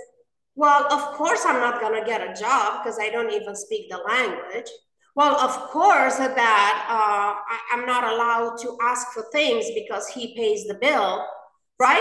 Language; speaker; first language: English; non-native, fluent; Romanian